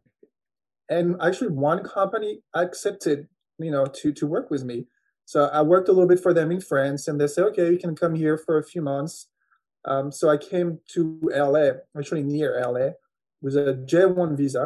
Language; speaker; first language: English; non-native, fluent; French